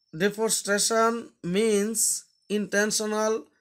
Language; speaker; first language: English; non-native, local second language; Bangla